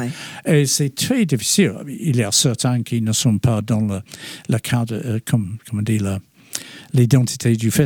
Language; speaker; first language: French; non-native, fluent; English